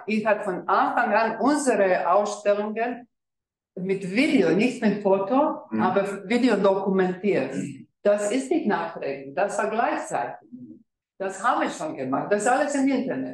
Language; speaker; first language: German; non-native, fluent; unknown